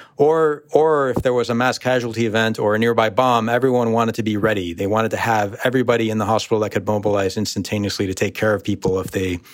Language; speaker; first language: English; native; English